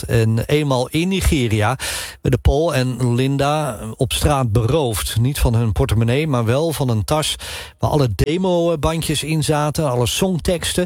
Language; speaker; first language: Dutch; native; Dutch